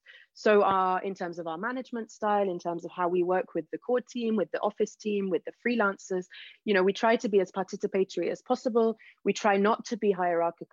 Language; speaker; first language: English; native; English